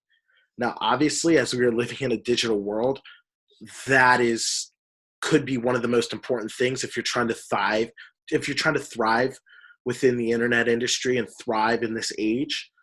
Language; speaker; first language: English; native; English